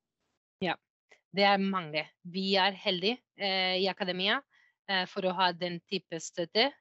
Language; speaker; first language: Norwegian; non-native, fluent; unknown